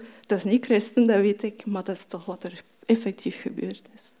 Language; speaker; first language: Dutch; non-native, fluent; French